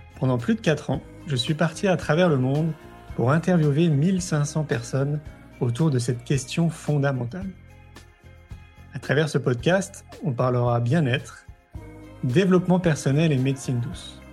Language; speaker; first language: French; native; French